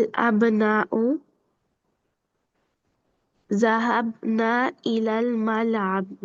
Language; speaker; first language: Arabic; non-native, learner; Bangla